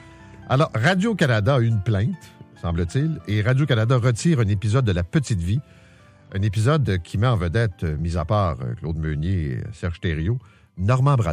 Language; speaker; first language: French; native; French